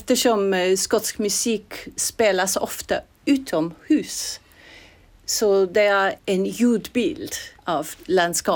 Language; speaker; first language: Swedish; non-native, fluent; English